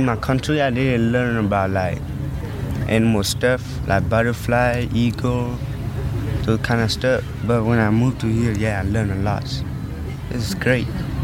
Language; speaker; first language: English; non-native, fluent; Thai